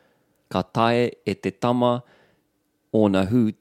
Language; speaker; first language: Māori; non-native, local second language; English